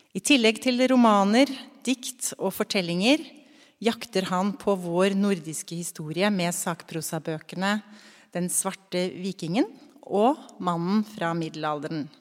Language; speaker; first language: Norwegian; native; Norwegian